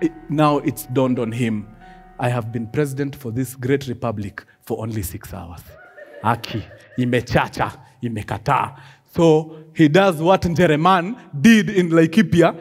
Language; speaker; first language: English; non-native, local second language; Swahili